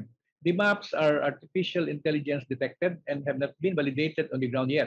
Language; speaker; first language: English; non-native, local second language; Filipino